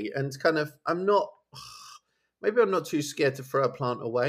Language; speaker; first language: English; native; English